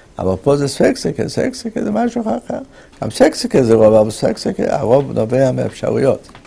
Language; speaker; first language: Hebrew; native; Hebrew